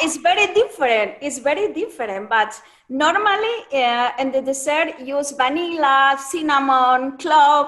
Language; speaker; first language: English; non-native, learner; Spanish